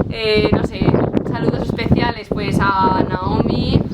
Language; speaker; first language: Spanish; native; Spanish